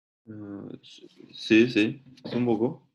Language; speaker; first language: Spanish; non-native, fluent; French